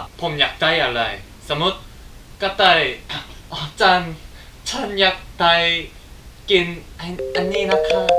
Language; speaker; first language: Thai; non-native, learner; Korean